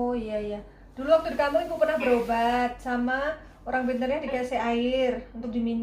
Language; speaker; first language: Indonesian; native; Indonesian